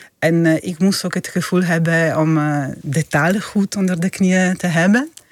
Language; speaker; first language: Dutch; non-native, fluent; Italian